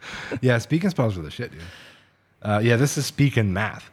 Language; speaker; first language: English; native; English